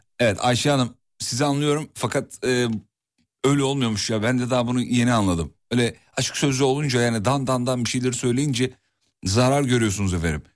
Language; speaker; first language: Turkish; native; Turkish